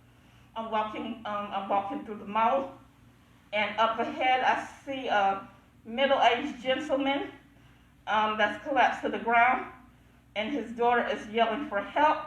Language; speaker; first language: English; native; English